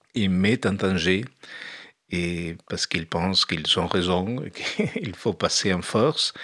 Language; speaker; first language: French; non-native, fluent; Spanish